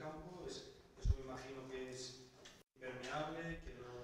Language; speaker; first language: Spanish; native; Spanish